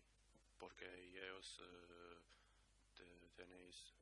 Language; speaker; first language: Spanish; non-native, learner; Croatian